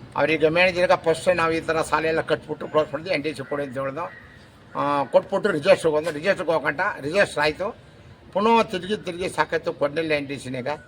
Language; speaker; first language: Kannada; native; Kannada